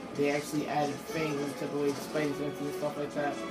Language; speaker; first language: English; native; English